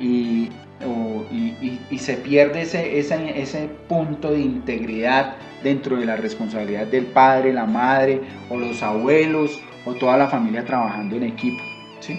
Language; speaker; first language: Spanish; native; Spanish